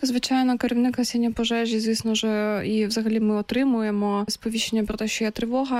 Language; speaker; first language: Ukrainian; native; Ukrainian